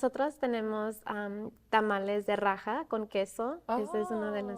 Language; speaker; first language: Spanish; early bilingual, other home language; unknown